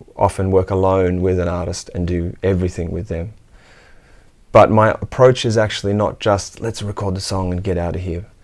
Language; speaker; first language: English; native; English